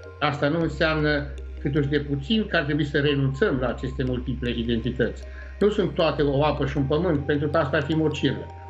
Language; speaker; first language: Romanian; native; Romanian